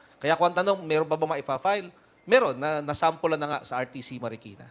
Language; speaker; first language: Filipino; native; Filipino